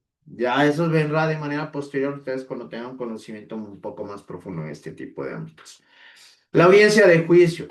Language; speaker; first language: Spanish; native; Spanish